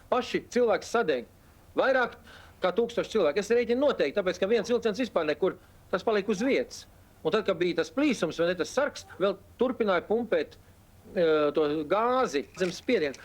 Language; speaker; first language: Latvian; native; Latvian